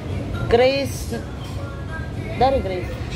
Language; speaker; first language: Japanese; non-native, learner; Filipino